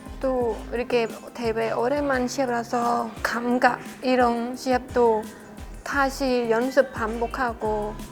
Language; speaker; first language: Korean; non-native, learner; Khmer